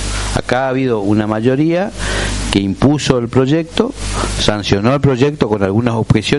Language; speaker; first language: Spanish; native; Spanish